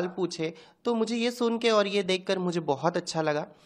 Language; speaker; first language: Hindi; non-native, local second language; Marathi